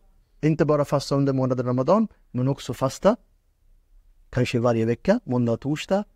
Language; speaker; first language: Swedish; non-native, fluent; Urdu